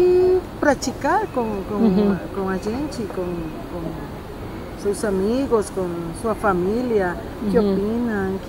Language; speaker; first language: Portuguese; non-native, fluent; Spanish